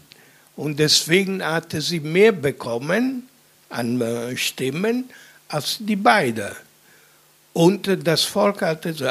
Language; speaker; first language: German; non-native, fluent; Italian